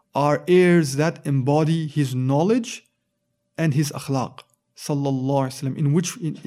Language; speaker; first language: English; native; English